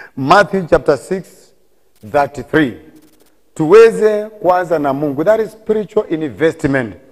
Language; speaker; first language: English; non-native, local second language; Swahili